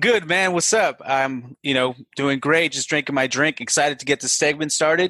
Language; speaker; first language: English; native; English